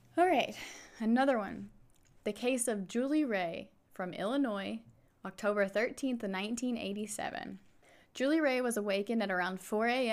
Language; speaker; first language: English; native; English